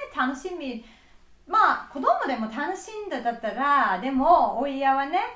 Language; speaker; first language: Japanese; non-native, learner; English